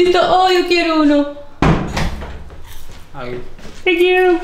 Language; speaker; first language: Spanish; non-native, learner; English